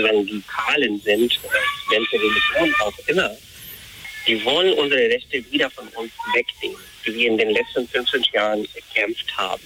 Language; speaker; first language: German; non-native, fluent; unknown